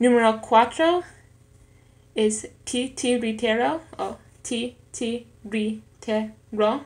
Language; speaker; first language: Spanish; non-native, learner; English